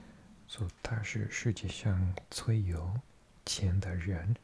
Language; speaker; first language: Chinese; non-native, learner; English